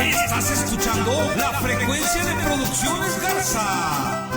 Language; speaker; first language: Spanish; native; Spanish